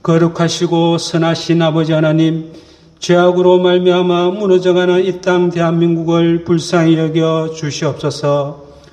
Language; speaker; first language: Korean; native; Korean